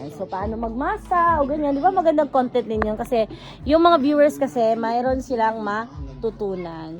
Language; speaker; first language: Filipino; non-native, local second language; Cebuano